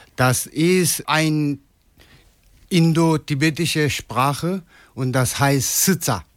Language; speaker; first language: German; non-native, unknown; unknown